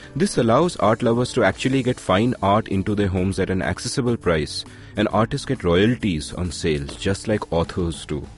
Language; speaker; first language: English; non-native, local second language; Hindi